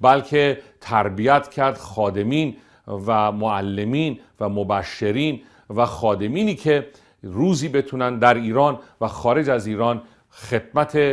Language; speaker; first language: Persian; native; Persian